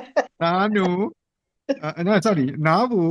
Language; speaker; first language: Kannada; non-native, learner; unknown